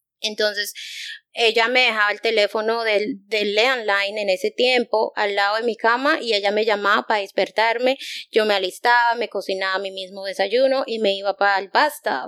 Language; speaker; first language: Spanish; native; Spanish